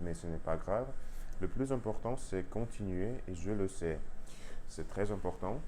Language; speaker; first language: French; non-native, learner; Russian